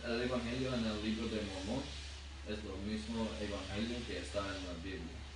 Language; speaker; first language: Spanish; non-native, learner; English